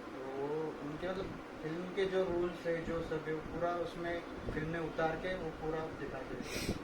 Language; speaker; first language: Hindi; non-native, local second language; Marathi